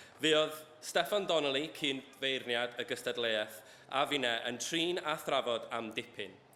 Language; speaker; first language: Welsh; native; Welsh